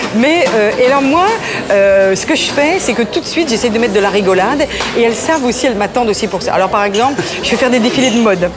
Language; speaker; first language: French; native; French